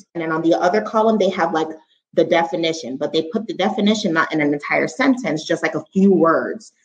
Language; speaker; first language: English; native; English